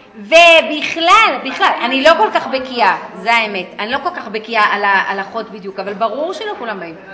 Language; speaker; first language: Hebrew; early bilingual, other home language; English